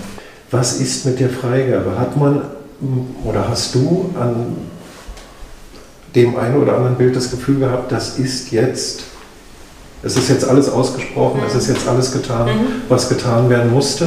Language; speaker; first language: German; native; German